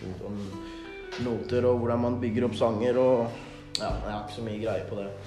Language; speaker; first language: Norwegian; early bilingual, other home language; Thai